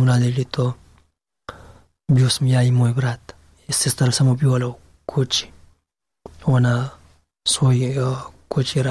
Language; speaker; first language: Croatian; non-native, learner; Pashto